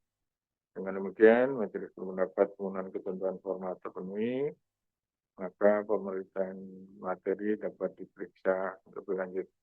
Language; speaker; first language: Indonesian; native; Indonesian